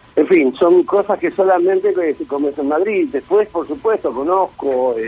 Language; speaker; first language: Spanish; native; Spanish